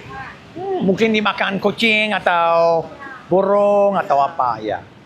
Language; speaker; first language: Indonesian; non-native, learner; English